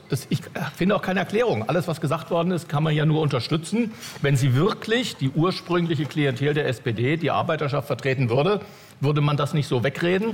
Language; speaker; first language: German; native; German